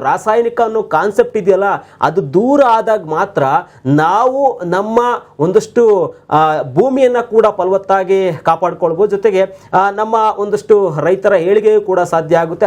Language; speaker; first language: Kannada; native; Kannada